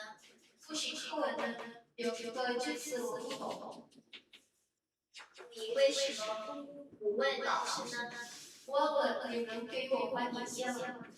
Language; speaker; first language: Chinese; non-native, learner; Indonesian